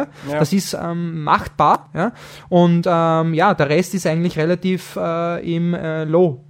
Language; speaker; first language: German; native; German